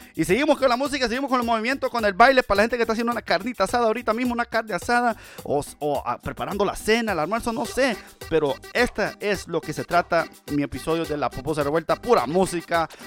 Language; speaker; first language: Spanish; early bilingual, heritage; Spanish